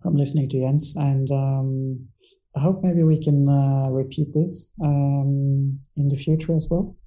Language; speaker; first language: English; non-native, fluent; Norwegian